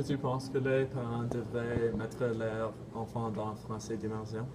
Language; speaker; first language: French; non-native, learner; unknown